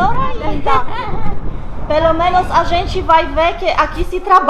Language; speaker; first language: Portuguese; non-native, learner; Polish